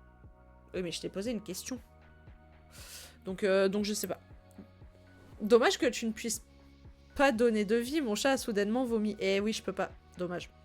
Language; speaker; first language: French; native; French